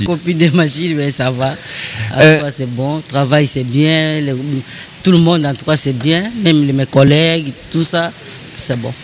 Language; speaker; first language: French; non-native, learner; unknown